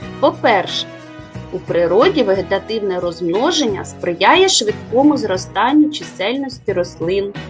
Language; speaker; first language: Ukrainian; native; Ukrainian